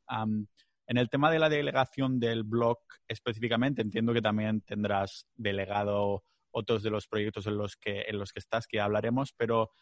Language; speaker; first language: Spanish; non-native, local second language; Catalan